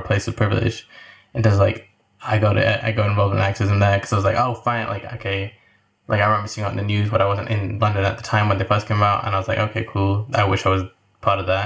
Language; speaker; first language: English; native; English